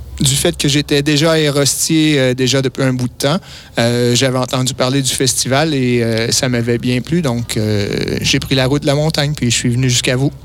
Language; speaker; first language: French; native; French